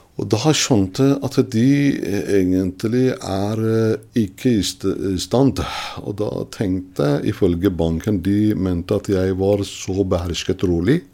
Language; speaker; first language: Norwegian; non-native, fluent; Persian